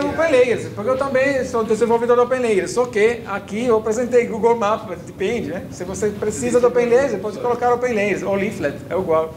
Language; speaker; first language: Portuguese; non-native, fluent; Italian